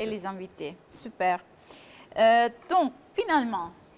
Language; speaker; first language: French; non-native, fluent; Italian